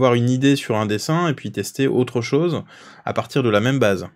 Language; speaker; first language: French; native; French